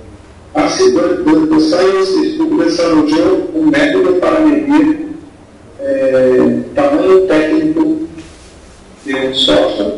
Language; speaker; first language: Spanish; non-native, fluent; Portuguese